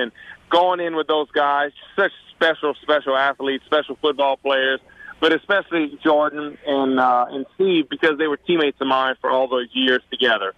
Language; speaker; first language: English; native; English